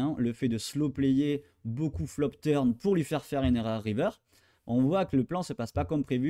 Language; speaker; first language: French; native; French